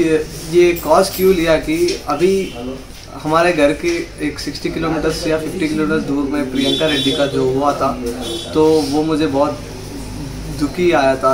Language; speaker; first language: Hindi; non-native, local second language; Telugu